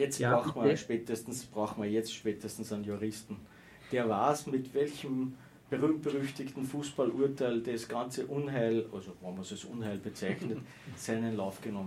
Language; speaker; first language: German; native; German